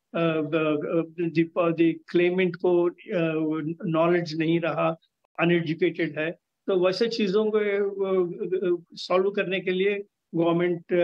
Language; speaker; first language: Hindi; non-native, local second language; Telugu